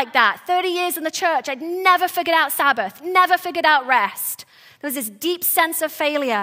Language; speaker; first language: English; native; English